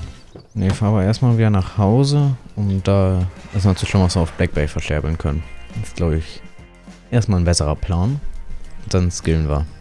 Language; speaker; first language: German; native; German